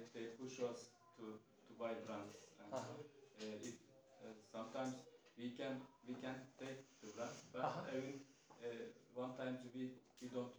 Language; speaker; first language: English; non-native, learner; Turkish